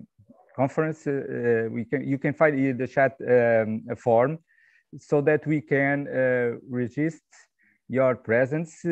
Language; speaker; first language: English; non-native, fluent; Portuguese